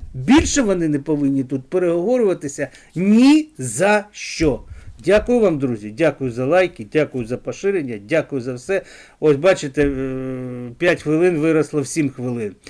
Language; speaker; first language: Ukrainian; non-native, local second language; Russian